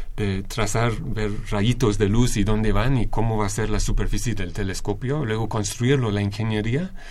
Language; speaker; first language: Spanish; non-native, fluent; English